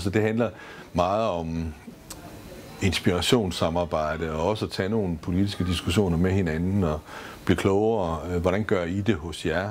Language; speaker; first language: Danish; native; Danish